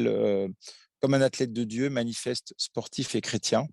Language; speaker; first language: French; native; French